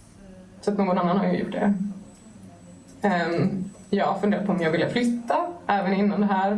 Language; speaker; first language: Swedish; native; Swedish